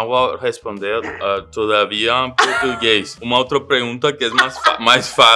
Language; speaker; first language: Portuguese; non-native, learner; Spanish